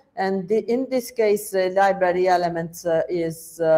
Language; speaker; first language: English; non-native, fluent; Italian